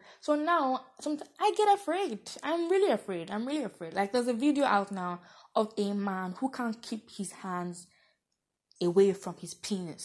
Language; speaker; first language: English; non-native, local second language; Yoruba